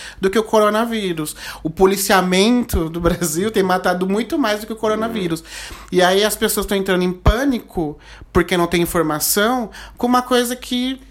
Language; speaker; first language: Portuguese; native; Portuguese